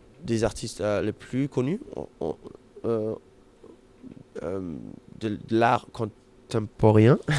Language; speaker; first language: French; non-native, fluent; German